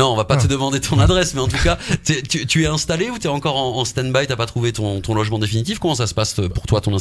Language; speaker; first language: French; native; French